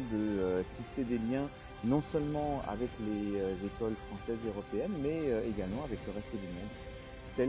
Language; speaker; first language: French; native; French